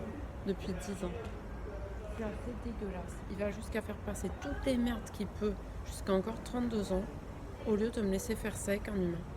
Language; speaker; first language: French; native; French